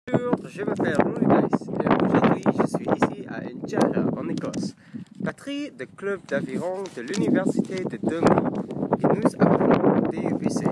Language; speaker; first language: French; non-native, learner; English